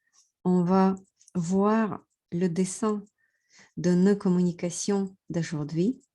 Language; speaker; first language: French; non-native, fluent; Russian